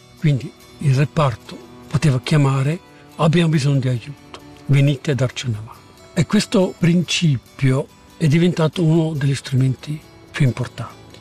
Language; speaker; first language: Italian; native; Italian